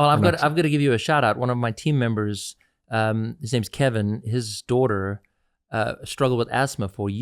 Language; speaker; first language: English; native; English